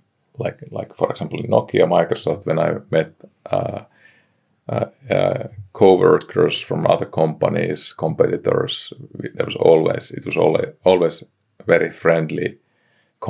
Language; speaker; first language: English; non-native, fluent; Finnish